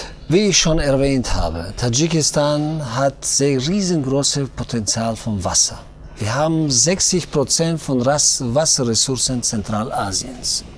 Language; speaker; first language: German; non-native, fluent; Tajik